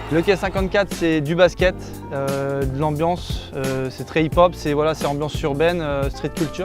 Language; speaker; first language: French; native; French